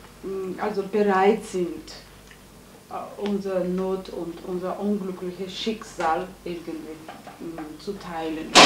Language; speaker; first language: German; non-native, fluent; Georgian